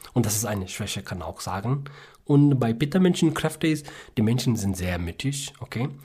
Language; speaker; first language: German; non-native, learner; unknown